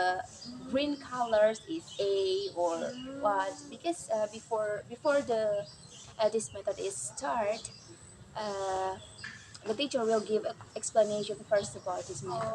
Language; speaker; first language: English; non-native, learner; Indonesian